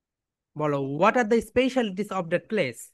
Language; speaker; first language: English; non-native, fluent; Bangla